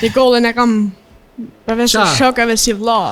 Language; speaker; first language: Albanian; early bilingual, heritage; Albanian